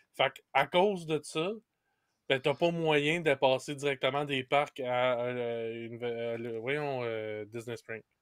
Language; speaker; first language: French; native; French